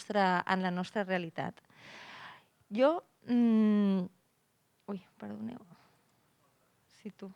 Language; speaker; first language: Catalan; native; Catalan